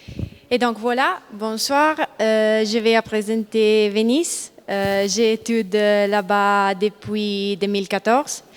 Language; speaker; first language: French; non-native, learner; Italian